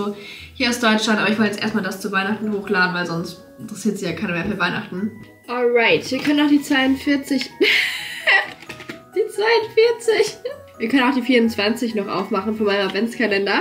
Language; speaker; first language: German; native; German